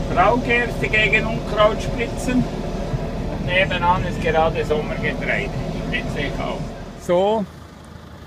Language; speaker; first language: German; native; German